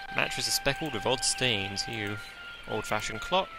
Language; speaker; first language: English; native; English